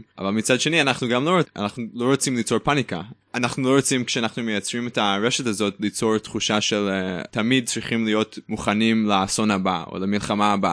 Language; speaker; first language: Hebrew; non-native, fluent; English